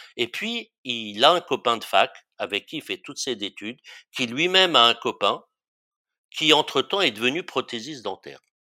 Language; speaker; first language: French; early bilingual, other home language; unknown